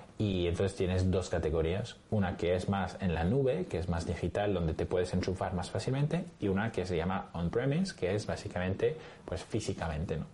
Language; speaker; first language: Spanish; non-native, fluent; French